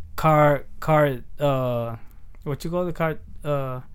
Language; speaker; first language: English; early bilingual, other home language; Spanish